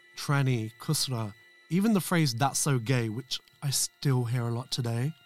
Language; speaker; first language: English; non-native, local second language; Urdu